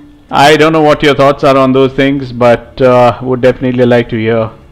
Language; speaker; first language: English; non-native, local second language; Hindi